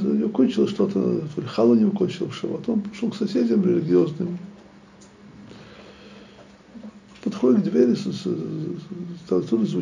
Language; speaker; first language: Russian; native; Russian